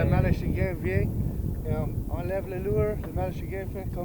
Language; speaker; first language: French; non-native, learner; English